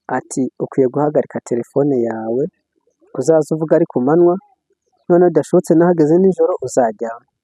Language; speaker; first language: Kinyarwanda; early bilingual, heritage; Kinyarwanda